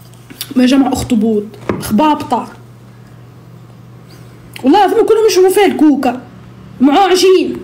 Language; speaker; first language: Arabic; native; Arabic